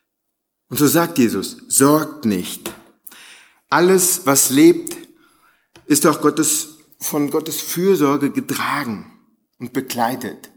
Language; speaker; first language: German; native; German